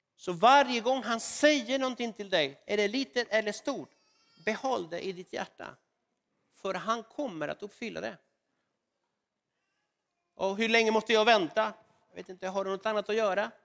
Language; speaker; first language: Swedish; non-native, fluent; Spanish